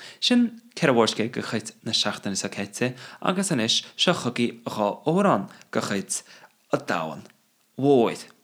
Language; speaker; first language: Irish; non-native, fluent; English